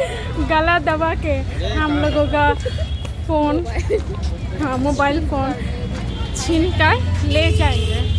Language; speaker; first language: Hindi; non-native, learner; Bangla